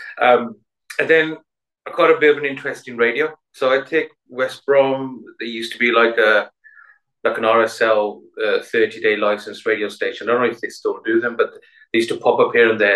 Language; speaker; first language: English; native; English